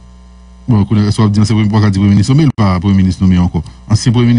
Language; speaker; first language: French; non-native, local second language; Haitian Creole